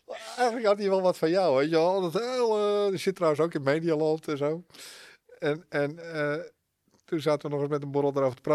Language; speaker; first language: Dutch; native; Dutch